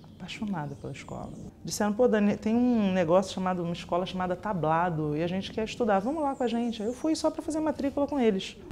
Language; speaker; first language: Portuguese; native; Portuguese